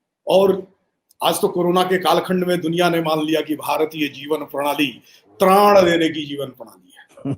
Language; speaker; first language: Hindi; native; Hindi